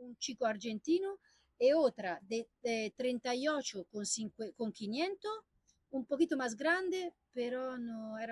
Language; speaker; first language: Spanish; non-native, learner; Italian